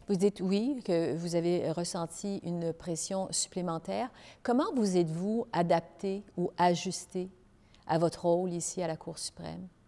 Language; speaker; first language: French; native; French